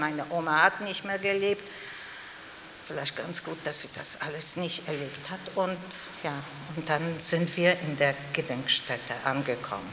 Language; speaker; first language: German; non-native, fluent; Polish